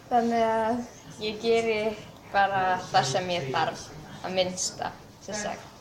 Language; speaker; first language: Icelandic; non-native, learner; Hungarian